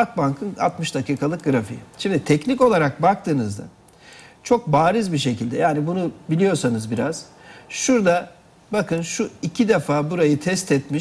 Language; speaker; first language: Turkish; native; Turkish